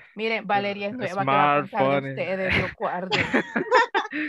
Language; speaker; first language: Spanish; native; Spanish